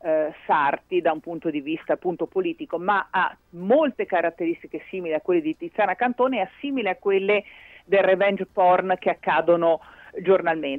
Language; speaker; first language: Italian; native; Italian